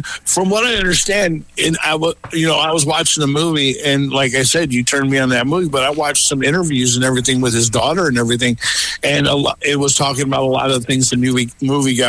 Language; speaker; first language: English; native; English